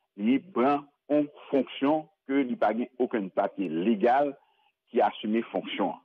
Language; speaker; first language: French; non-native, local second language; Haitian Creole